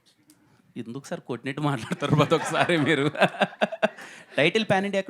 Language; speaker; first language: Telugu; native; Telugu